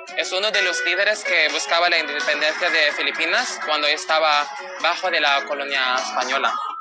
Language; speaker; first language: Spanish; non-native, fluent; Filipino